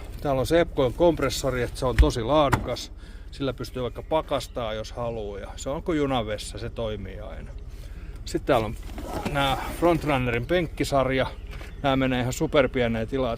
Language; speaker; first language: Finnish; native; Finnish